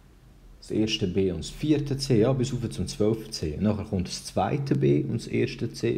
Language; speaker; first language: German; early bilingual, other home language; Albanian